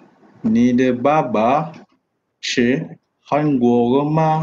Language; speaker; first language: Chinese; non-native, learner; Malay